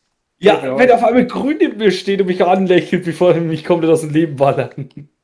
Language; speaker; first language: German; native; German